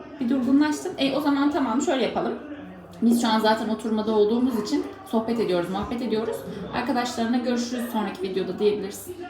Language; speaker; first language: Turkish; native; Turkish